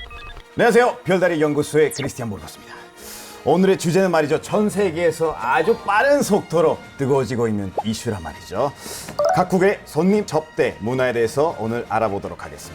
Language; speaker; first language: Korean; non-native, fluent; Spanish